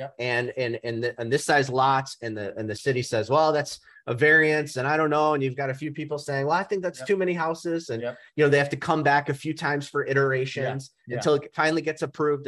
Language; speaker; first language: English; native; English